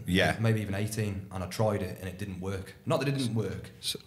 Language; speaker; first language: English; native; English